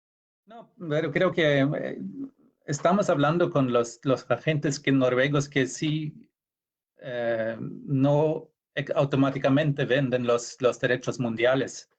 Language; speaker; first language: Spanish; non-native, fluent; Norwegian